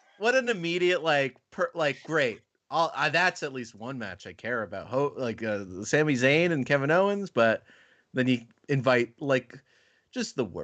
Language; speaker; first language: English; native; English